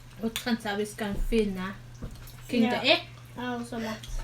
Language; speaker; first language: Norwegian; non-native, learner; Thai